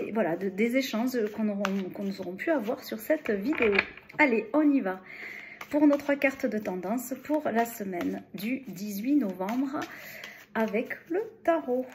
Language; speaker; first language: French; native; French